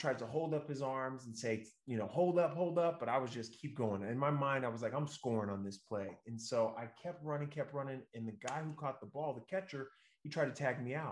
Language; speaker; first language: English; native; English